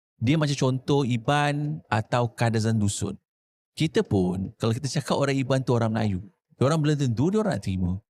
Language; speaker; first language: Malay; native; Malay